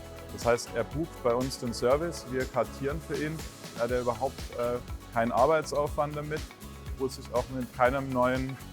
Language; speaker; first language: German; native; German